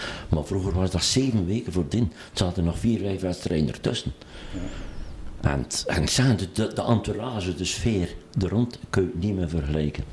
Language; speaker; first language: Dutch; native; Dutch